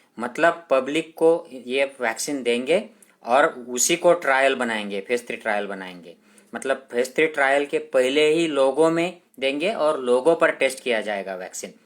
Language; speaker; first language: Hindi; non-native, local second language; Marathi